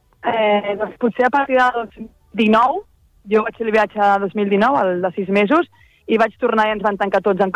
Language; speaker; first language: Catalan; native; Catalan